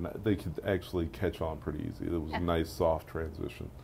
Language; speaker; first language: English; native; English